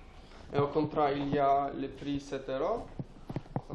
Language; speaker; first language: French; non-native, learner; Polish